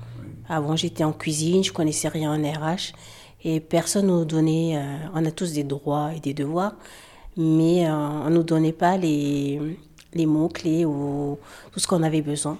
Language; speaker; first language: French; native; French